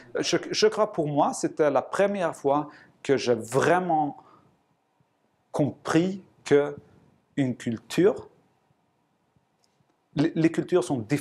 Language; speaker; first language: French; non-native, learner; Swedish